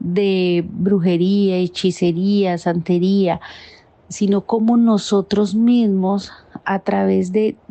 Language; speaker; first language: Spanish; native; Spanish